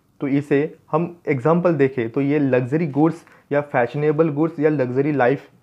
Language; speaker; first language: Hindi; non-native, local second language; Marathi